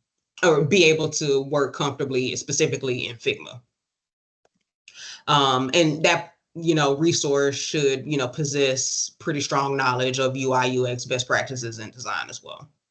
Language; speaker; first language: English; native; English